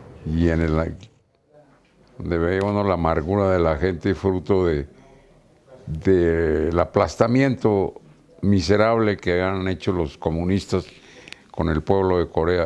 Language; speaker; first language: Spanish; native; Spanish